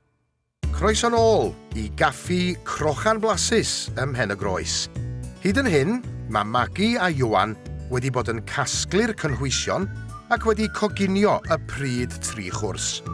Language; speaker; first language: Welsh; native; Welsh